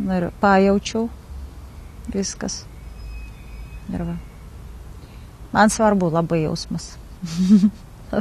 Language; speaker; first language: Lithuanian; non-native, learner; Kazakh